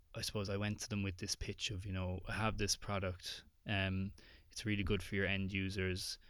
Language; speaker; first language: English; native; English